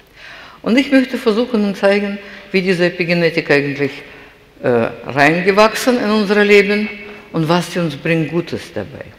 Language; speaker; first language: German; non-native, fluent; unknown